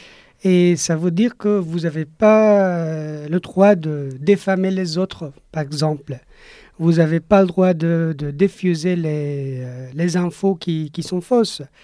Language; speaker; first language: French; non-native, fluent; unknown